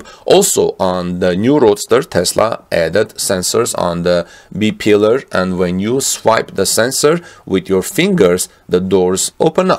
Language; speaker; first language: English; non-native, fluent; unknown